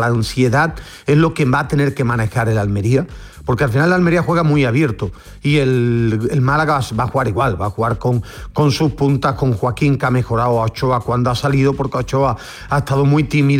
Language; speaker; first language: Spanish; native; Spanish